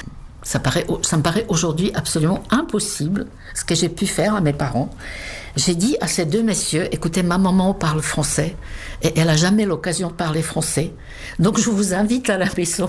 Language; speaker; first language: French; non-native, fluent; Czech